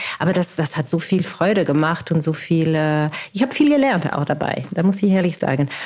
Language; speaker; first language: German; non-native, fluent; French